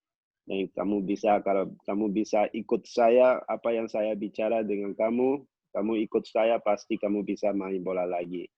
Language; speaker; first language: Indonesian; non-native, local second language; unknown